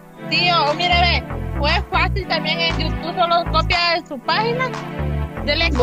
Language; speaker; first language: Spanish; native; Spanish